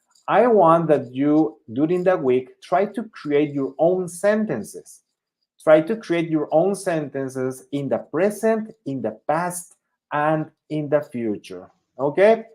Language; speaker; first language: English; non-native, fluent; Spanish